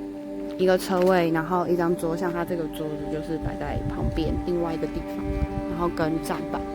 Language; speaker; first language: Chinese; native; Chinese